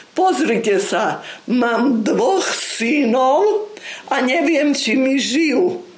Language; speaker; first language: Slovak; non-native, local second language; Rusyn